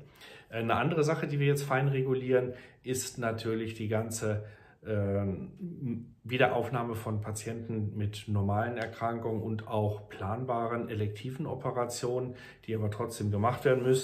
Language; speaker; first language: German; native; German